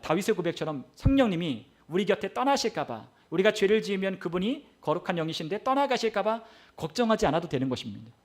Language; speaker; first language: Korean; native; Korean